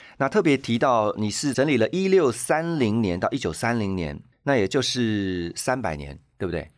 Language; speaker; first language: Chinese; native; Chinese